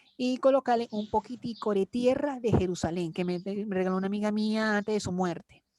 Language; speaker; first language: Spanish; native; Spanish